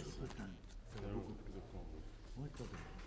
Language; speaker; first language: Italian; early bilingual, heritage; Spanish